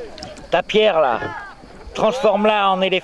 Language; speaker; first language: French; native; French